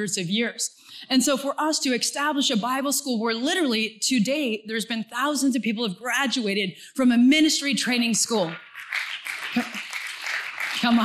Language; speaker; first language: English; native; English